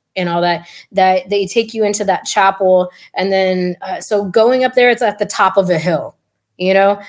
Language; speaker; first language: English; native; English